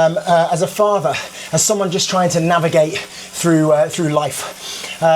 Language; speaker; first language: English; native; English